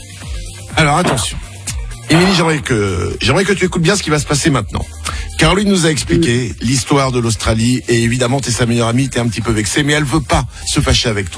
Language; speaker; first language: French; native; French